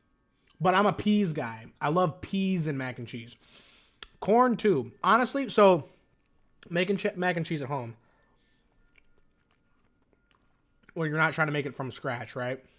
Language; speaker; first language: English; native; English